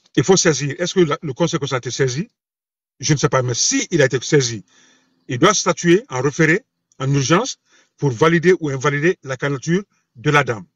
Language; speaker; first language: French; non-native, local second language; Bambara